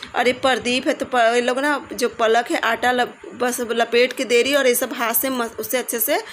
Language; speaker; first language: Hindi; native; Hindi